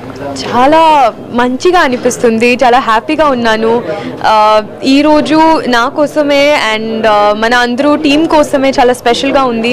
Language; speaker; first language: Telugu; non-native, learner; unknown